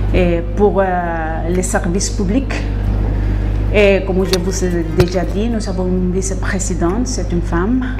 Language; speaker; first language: French; non-native, fluent; Spanish